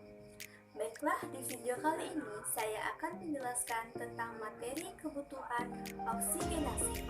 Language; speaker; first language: Indonesian; native; Indonesian